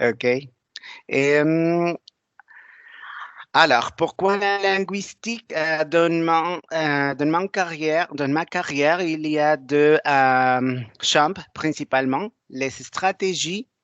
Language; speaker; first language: French; non-native, learner; Spanish